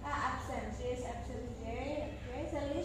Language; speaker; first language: English; non-native, learner; Indonesian